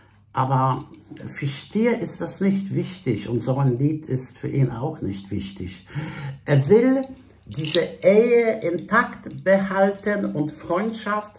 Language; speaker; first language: German; non-native, fluent; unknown